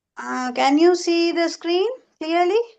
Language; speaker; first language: English; non-native, fluent; Tamil